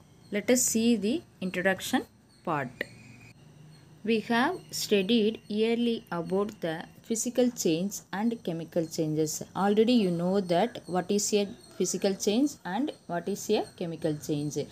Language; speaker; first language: English; non-native, local second language; Tamil